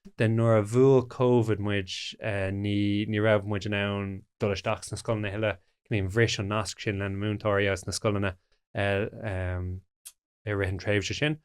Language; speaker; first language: Irish; non-native, local second language; English